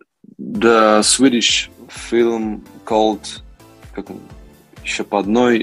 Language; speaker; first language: English; non-native, learner; Russian